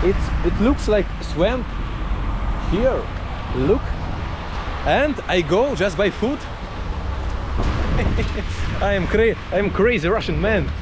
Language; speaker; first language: English; non-native, fluent; Russian